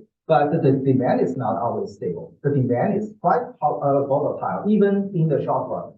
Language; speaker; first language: English; non-native, fluent; Chinese